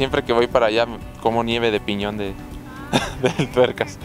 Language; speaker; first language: Spanish; native; Spanish